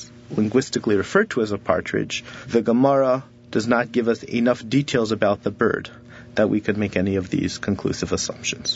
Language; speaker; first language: English; native; English